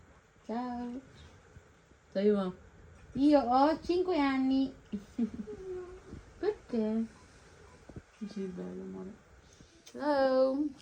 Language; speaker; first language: Italian; non-native, fluent; Filipino